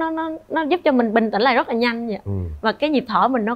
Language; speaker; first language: Vietnamese; native; Vietnamese